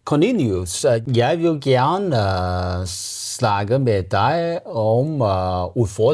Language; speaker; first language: Danish; non-native, learner; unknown